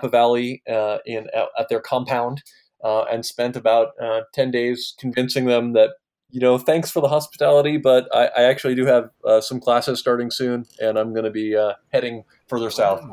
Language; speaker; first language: English; native; English